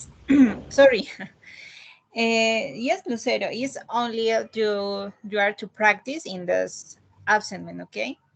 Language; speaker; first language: English; non-native, learner; Spanish